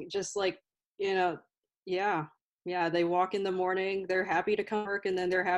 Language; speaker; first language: English; native; English